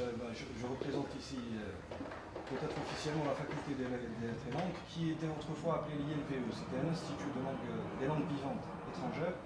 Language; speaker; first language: French; non-native, local second language; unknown